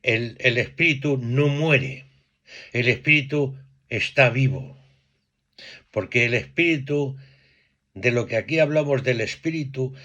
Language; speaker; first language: Spanish; native; Spanish